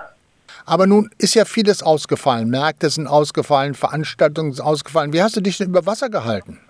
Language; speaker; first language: German; native; German